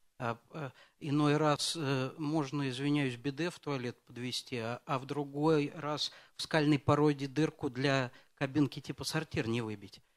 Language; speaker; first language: Russian; native; Russian